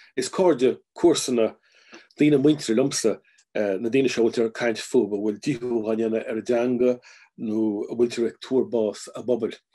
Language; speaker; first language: Irish; native; Irish